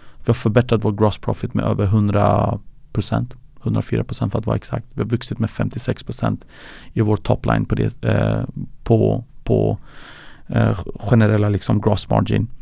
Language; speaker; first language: Swedish; early bilingual, other home language; Persian